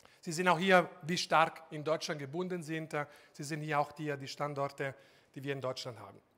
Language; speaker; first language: German; non-native, fluent; Italian